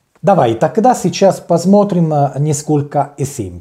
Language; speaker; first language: Russian; non-native, learner; Italian